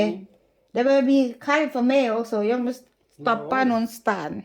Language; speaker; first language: Swedish; non-native, learner; Thai